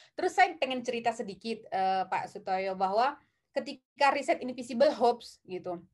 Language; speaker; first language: Indonesian; non-native, local second language; Batak Toba